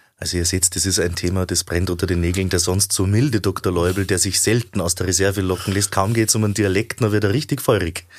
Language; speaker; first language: German; native; German